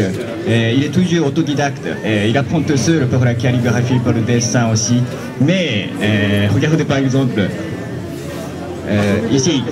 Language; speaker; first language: French; non-native, fluent; Japanese